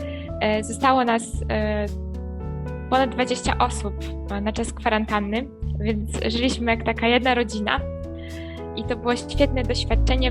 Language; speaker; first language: Polish; early bilingual, heritage; Polish